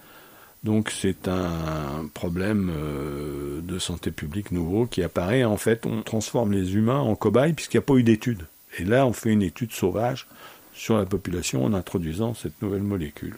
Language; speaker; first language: French; native; French